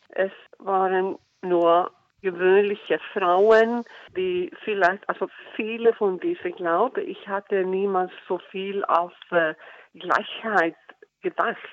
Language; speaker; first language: German; non-native, learner; Icelandic